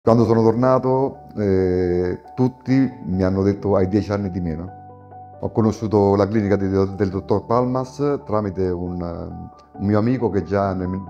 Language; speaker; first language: Italian; native; Italian